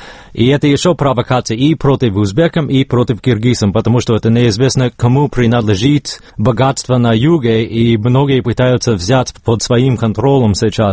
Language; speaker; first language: Russian; non-native, fluent; English